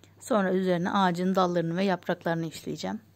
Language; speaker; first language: Turkish; native; Turkish